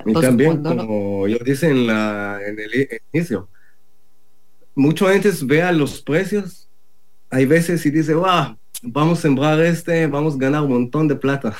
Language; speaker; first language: Spanish; non-native, learner; Hebrew